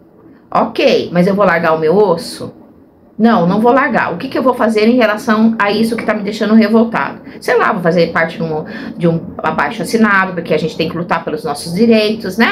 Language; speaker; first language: Portuguese; native; Portuguese